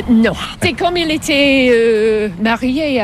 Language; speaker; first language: French; non-native, fluent; English